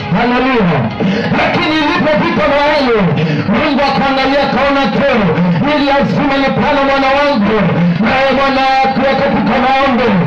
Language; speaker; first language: Swahili; non-native, local second language; Kamba